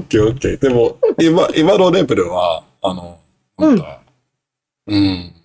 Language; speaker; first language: Japanese; non-native, learner; English